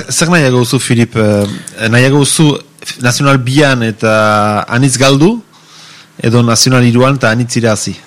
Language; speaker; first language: Basque; native; Basque